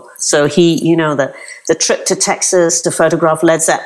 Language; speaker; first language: English; native; English